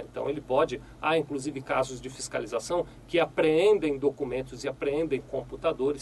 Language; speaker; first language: Portuguese; native; Portuguese